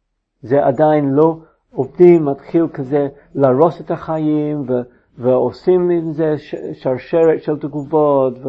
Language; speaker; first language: Hebrew; non-native, fluent; English